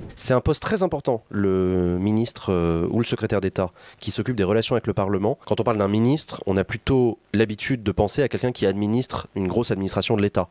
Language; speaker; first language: French; native; French